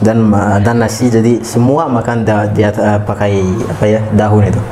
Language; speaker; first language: Indonesian; non-native, learner; Malagasy